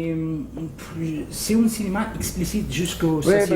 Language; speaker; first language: French; non-native, fluent; Spanish